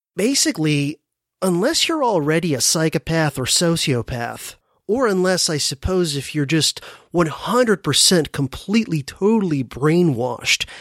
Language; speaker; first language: English; native; English